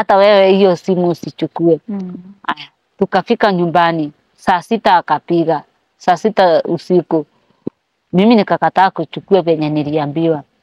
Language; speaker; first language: Swahili; non-native, local second language; Kikuyu